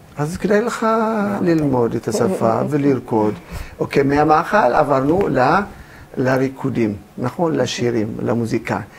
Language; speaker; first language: Hebrew; non-native, fluent; Amharic